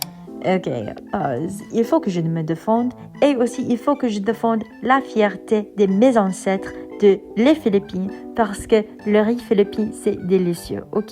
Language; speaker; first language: French; non-native, fluent; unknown